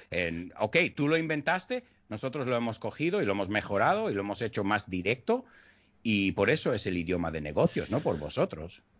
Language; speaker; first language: Spanish; early bilingual, heritage; Spanish